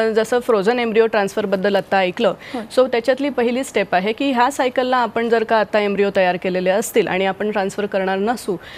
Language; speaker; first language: Marathi; native; Marathi